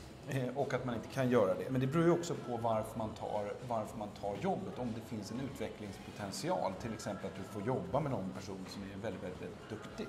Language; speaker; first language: Swedish; native; Swedish